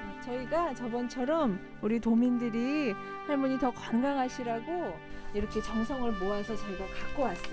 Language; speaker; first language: Korean; native; Korean